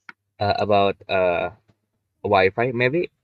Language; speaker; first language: English; non-native, learner; Indonesian